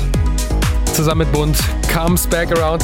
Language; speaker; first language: German; native; German